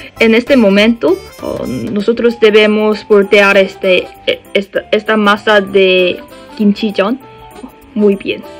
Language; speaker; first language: Spanish; non-native, learner; Korean